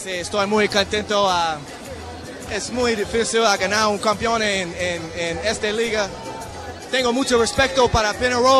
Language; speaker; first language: Spanish; non-native, learner; English